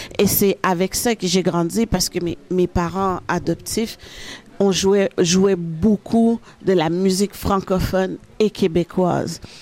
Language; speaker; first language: French; early bilingual, other home language; Haitian Creole